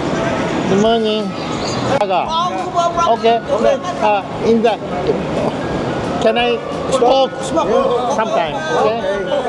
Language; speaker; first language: English; non-native, learner; Japanese